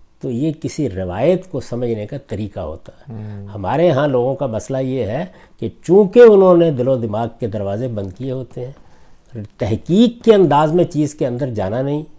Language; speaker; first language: Urdu; non-native, local second language; Punjabi